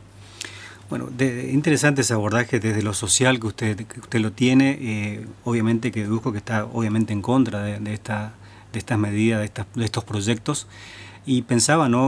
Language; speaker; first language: Spanish; native; Spanish